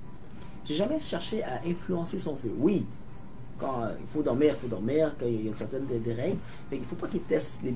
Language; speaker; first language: French; native; French